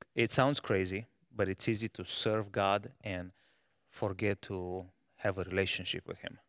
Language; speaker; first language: English; non-native, fluent; Romanian